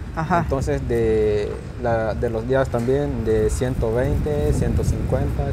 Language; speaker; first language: Spanish; native; Spanish